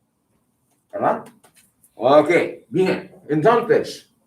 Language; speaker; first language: Spanish; non-native, fluent; English